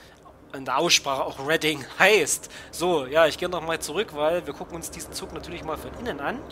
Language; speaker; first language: German; native; German